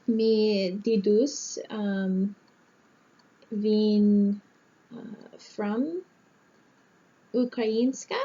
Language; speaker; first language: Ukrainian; non-native, learner; English